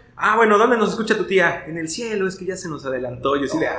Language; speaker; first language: Spanish; native; Spanish